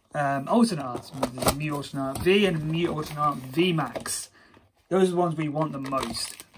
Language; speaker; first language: English; native; English